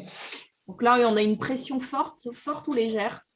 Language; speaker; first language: French; native; French